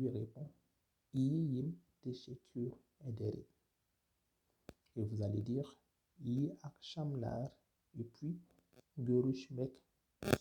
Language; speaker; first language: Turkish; non-native, fluent; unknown